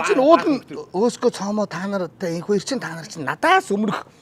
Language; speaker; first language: Mongolian; native; Mongolian